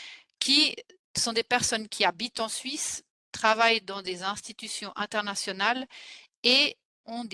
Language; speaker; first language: French; non-native, fluent; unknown